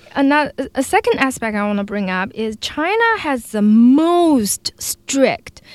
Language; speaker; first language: English; non-native, fluent; Chinese